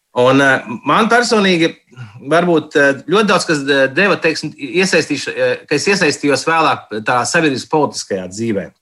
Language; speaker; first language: Latvian; early bilingual, heritage; Latvian